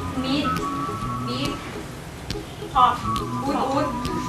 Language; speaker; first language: English; non-native, learner; Thai